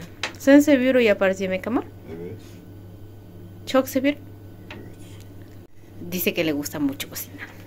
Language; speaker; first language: Spanish; native; Spanish